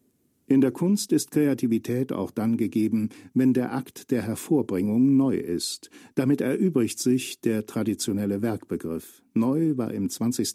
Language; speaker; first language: German; native; German